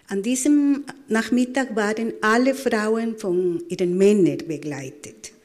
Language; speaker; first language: German; non-native, fluent; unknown